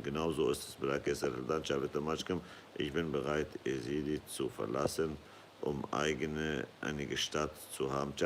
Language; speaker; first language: German; non-native, fluent; Kurdish